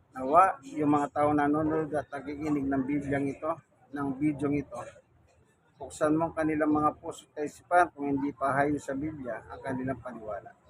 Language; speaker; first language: Filipino; native; Filipino